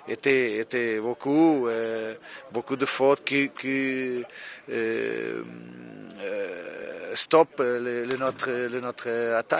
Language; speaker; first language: French; non-native, fluent; Portuguese